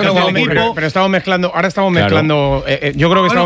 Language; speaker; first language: Spanish; native; Spanish